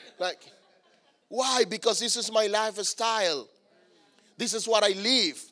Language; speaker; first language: English; non-native, fluent; Spanish